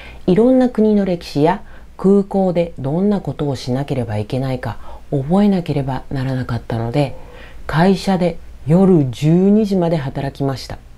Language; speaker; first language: Japanese; non-native, fluent; Spanish